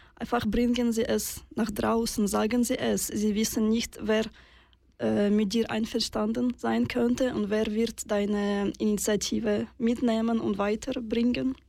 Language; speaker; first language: German; non-native, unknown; Russian